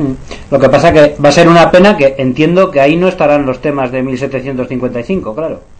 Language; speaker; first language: Spanish; native; Spanish